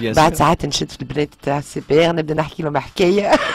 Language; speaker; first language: Arabic; early bilingual, heritage; Arabic